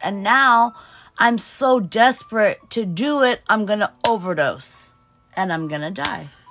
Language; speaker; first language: English; early bilingual, other home language; Portuguese